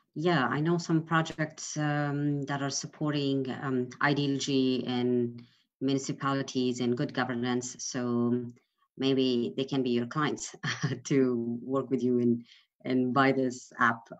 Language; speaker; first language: English; non-native, fluent; Persian